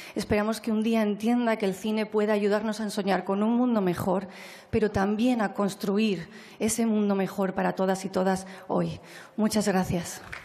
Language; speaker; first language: Spanish; native; Spanish